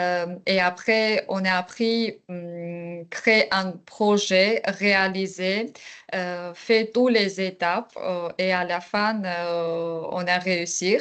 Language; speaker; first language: French; non-native, learner; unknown